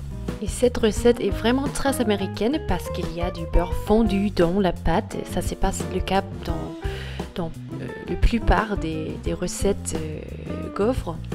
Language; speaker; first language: French; non-native, fluent; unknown